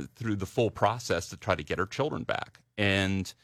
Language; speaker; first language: English; native; English